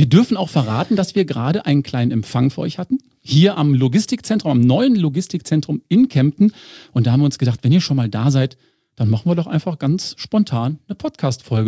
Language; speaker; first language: German; native; German